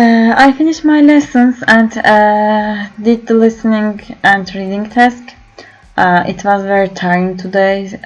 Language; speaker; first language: English; non-native, learner; Turkish